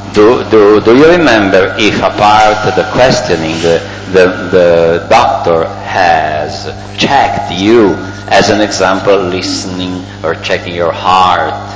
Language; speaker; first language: English; non-native, fluent; Italian